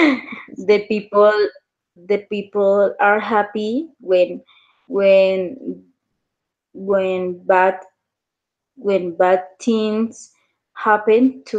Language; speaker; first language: English; non-native, learner; Spanish